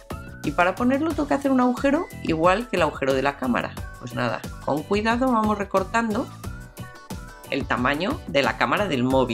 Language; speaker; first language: Spanish; native; Spanish